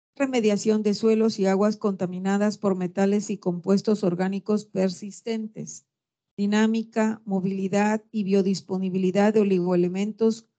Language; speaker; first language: Spanish; native; Spanish